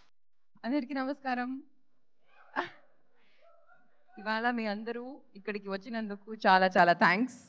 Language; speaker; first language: Telugu; non-native, learner; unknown